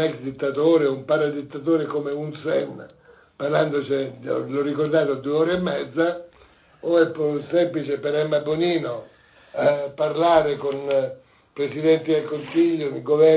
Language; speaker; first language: Italian; native; Italian